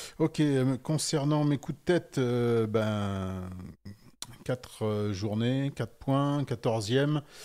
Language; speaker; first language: French; native; French